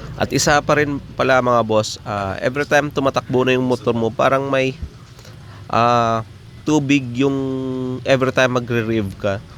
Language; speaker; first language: Filipino; non-native, local second language; Hiligaynon